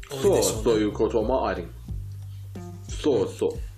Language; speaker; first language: Japanese; non-native, fluent; Persian